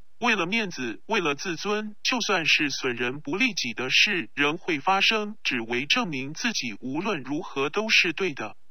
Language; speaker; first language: Chinese; non-native, local second language; Cantonese